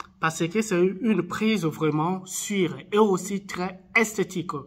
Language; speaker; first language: French; non-native, local second language; Arabic